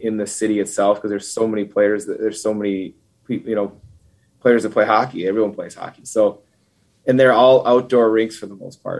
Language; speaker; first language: English; native; English